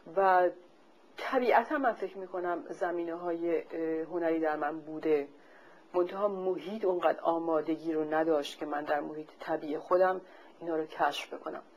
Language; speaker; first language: Persian; native; Persian